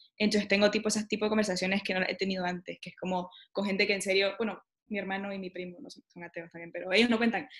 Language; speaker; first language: Spanish; native; Spanish